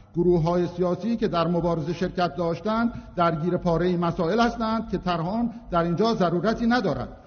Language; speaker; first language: Persian; non-native, local second language; Azerbaijani